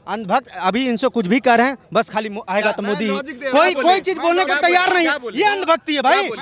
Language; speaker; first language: Hindi; native; Hindi